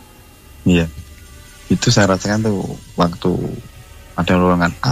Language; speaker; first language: Indonesian; non-native, local second language; Javanese